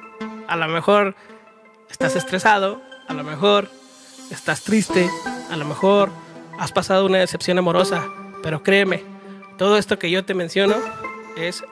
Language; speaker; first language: Spanish; native; Spanish